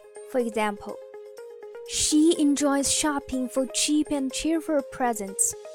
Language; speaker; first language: English; non-native, fluent; Chinese